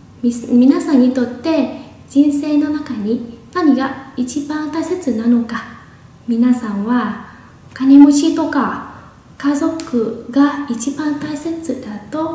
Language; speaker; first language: Japanese; non-native, fluent; Vietnamese